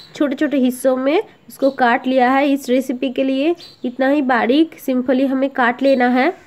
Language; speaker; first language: Hindi; non-native, local second language; Bangla